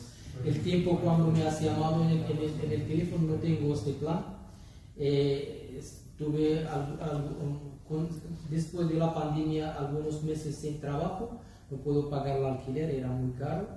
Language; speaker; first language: Spanish; non-native, learner; Arabic